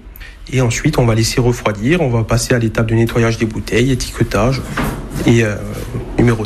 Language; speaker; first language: French; native; French